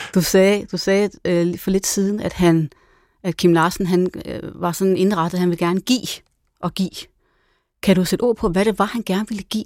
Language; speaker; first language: Danish; native; Danish